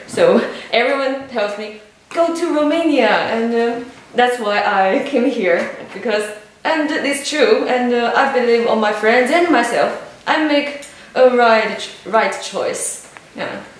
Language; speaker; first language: English; non-native, learner; Chinese